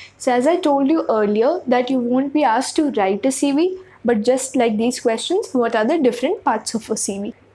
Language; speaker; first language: English; non-native, local second language; Hindi